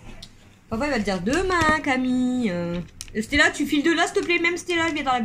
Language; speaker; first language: French; native; French